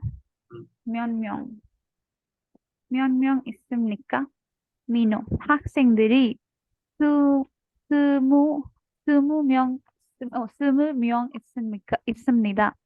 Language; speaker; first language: Korean; non-native, learner; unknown